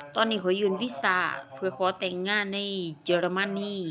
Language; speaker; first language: Lao; native; Lao